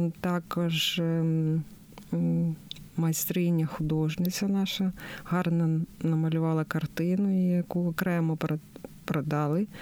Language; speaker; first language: Ukrainian; native; Ukrainian